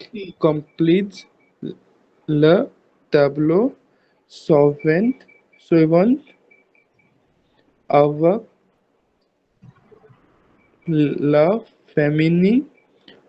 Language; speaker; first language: French; non-native, learner; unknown